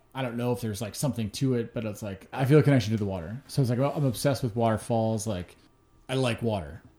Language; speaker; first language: English; native; English